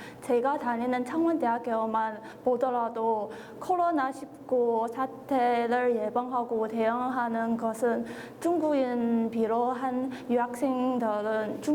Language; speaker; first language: Korean; non-native, fluent; Chinese